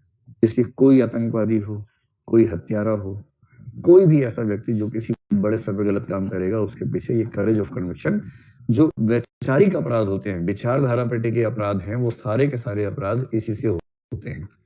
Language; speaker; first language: Hindi; native; Hindi